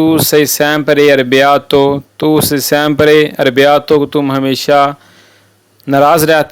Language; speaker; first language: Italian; non-native, fluent; Urdu